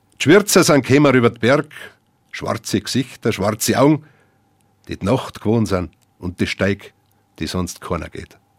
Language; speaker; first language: German; native; German